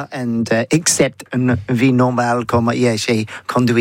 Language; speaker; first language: French; non-native, learner; English